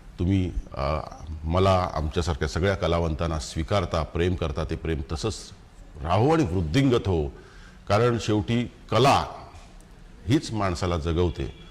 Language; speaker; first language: Marathi; native; Marathi